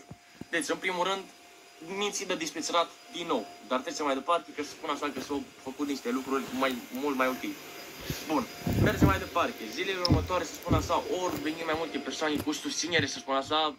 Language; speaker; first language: Romanian; native; Romanian